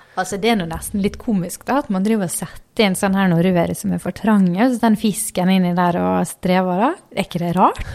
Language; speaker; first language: Norwegian; native; Norwegian